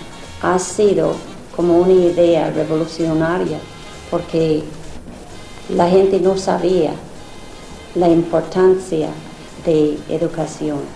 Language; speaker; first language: Spanish; non-native, fluent; English